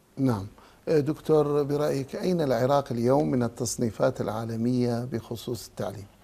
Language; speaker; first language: Arabic; native; Arabic